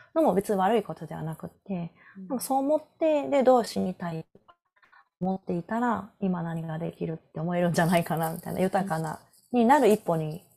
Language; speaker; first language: Japanese; native; Japanese